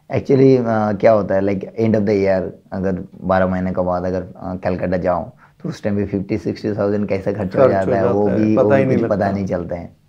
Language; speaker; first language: Hindi; non-native, local second language; Bangla